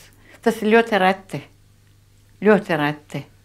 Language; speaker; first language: Latvian; non-native, local second language; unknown